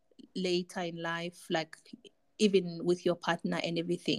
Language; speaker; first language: English; non-native, local second language; Zulu